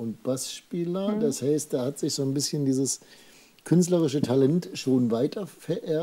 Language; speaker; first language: German; native; German